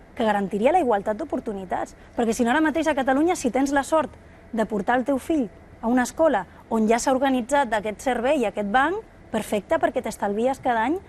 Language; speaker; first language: Catalan; non-native, local second language; Spanish